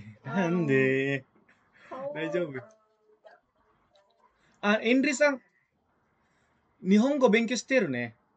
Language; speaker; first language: Japanese; non-native, fluent; Indonesian